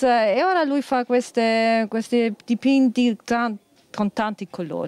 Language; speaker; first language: Italian; non-native, fluent; German